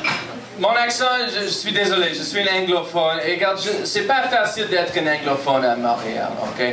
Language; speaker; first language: French; non-native, local second language; English